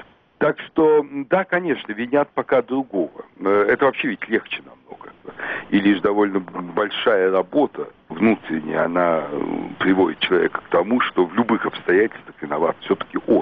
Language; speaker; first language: Russian; native; Russian